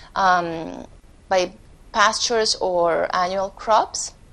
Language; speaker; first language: English; non-native, fluent; Spanish